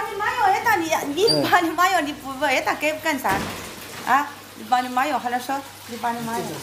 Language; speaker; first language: Russian; non-native, learner; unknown